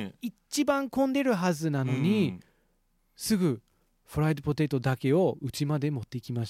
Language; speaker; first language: Japanese; non-native, fluent; English